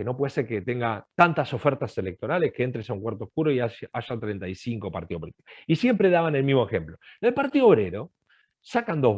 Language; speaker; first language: Spanish; native; Spanish